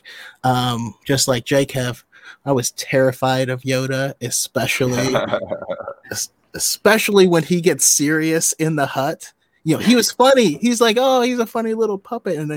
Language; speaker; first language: English; native; English